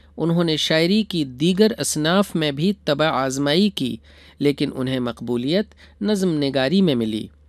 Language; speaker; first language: Urdu; native; Urdu